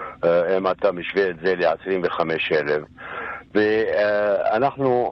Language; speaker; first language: Hebrew; non-native, local second language; Arabic